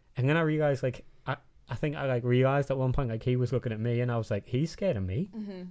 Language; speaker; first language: English; native; English